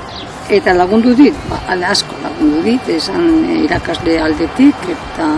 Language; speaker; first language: Basque; non-native, learner; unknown